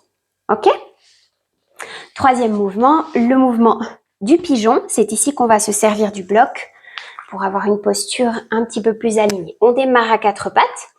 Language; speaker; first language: French; native; French